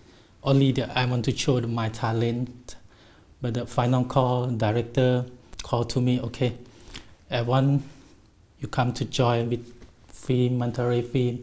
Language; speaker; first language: English; non-native, learner; Thai